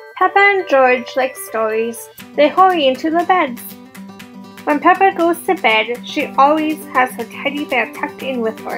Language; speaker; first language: English; native; English